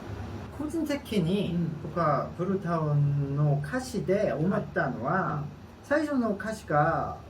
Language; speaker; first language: Japanese; non-native, learner; Korean